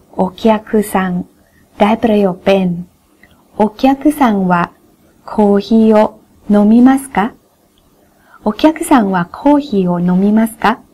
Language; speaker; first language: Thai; native; Thai